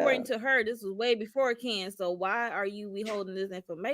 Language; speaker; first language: English; native; English